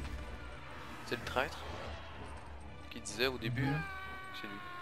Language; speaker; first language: French; native; French